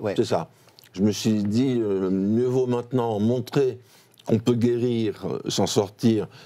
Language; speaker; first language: French; native; French